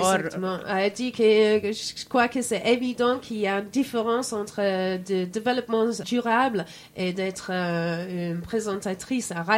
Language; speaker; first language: French; non-native, fluent; English